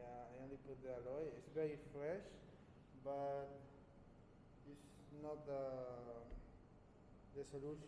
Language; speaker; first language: English; non-native, fluent; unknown